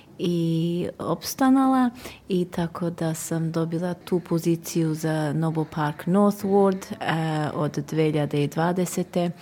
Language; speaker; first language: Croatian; early bilingual, heritage; Serbian